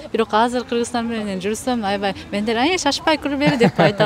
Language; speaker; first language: Kyrgyz; non-native, fluent; Japanese